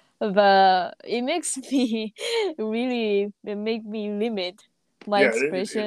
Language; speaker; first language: English; non-native, learner; Japanese